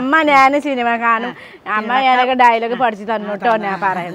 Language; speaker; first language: Malayalam; non-native, learner; Nepali